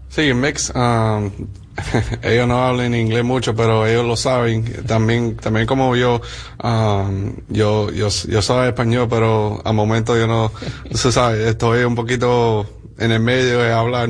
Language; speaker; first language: Spanish; early bilingual, heritage; English